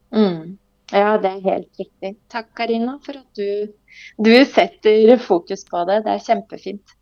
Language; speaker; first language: Norwegian; early bilingual, other home language; Polish